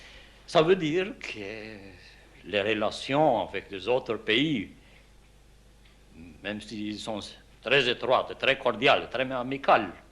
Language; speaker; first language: French; non-native, fluent; Albanian